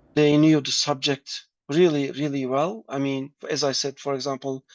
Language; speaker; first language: English; non-native, fluent; Turkish